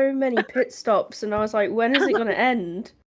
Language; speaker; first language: English; native; English